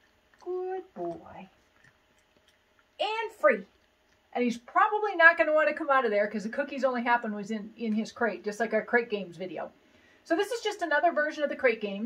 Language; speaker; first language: English; native; English